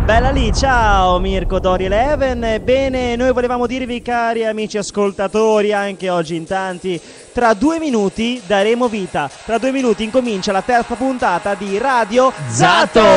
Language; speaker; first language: Italian; native; Italian